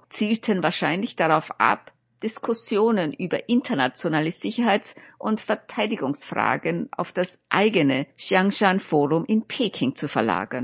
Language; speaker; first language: German; native; German